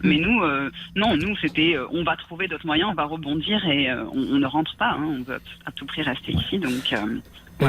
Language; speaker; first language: French; native; French